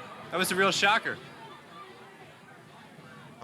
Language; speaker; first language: English; native; English